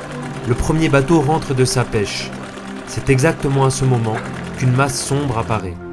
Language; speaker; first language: French; native; French